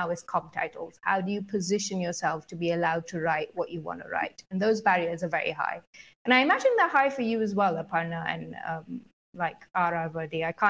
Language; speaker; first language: English; native; English